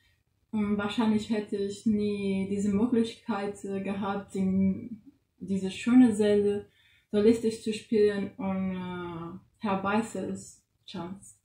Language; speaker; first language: German; non-native, fluent; Portuguese